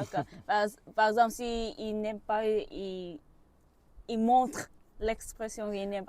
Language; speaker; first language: French; non-native, learner; Vietnamese